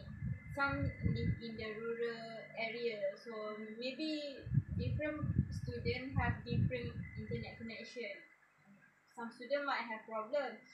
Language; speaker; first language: English; non-native, fluent; Malay